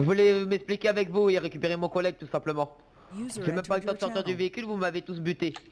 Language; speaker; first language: French; native; French